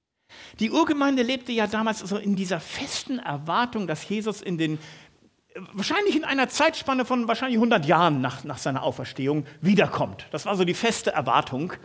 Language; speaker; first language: German; native; German